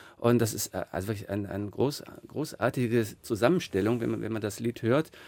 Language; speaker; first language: German; native; German